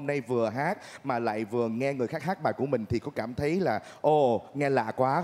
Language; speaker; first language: Vietnamese; native; Vietnamese